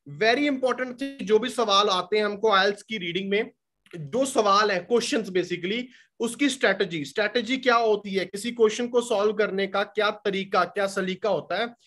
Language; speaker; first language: Hindi; non-native, local second language; Punjabi